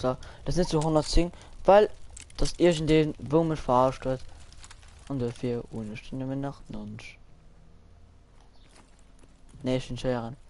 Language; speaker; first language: German; non-native, local second language; Luxembourgish